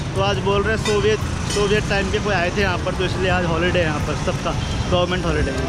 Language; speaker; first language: Hindi; native; Hindi